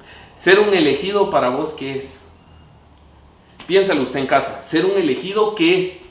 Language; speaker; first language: Spanish; native; Spanish